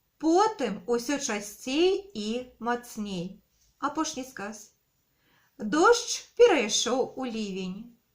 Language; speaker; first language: Belarusian; non-native, local second language; Russian